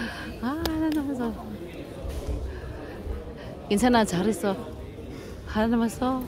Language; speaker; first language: Korean; non-native, fluent; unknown